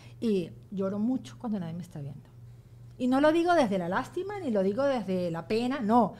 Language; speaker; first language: Spanish; native; Spanish